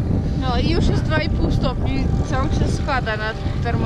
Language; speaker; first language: Polish; non-native, fluent; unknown